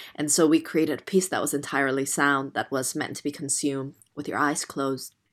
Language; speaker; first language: English; non-native, fluent; Indonesian